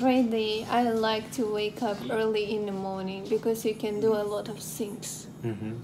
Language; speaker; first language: English; non-native, fluent; Russian